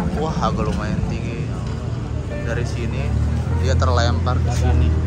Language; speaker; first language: Indonesian; native; Indonesian